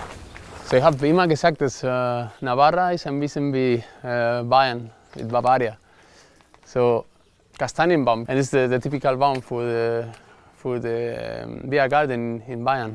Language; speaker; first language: German; non-native, learner; Spanish